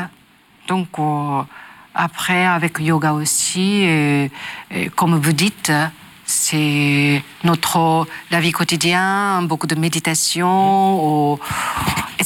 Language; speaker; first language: French; non-native, learner; Japanese